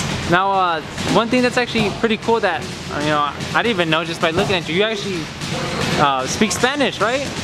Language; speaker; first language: English; native; English